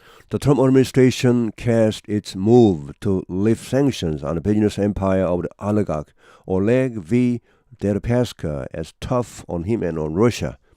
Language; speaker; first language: English; non-native, fluent; Korean